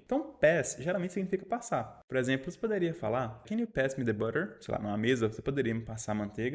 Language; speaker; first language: Portuguese; native; Portuguese